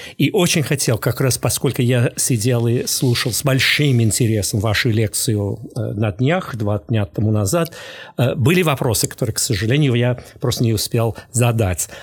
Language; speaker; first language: Russian; non-native, fluent; English